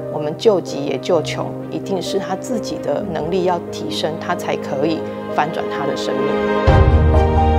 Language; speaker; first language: Chinese; native; Chinese